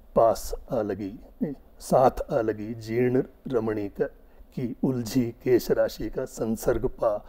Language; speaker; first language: Hindi; non-native, local second language; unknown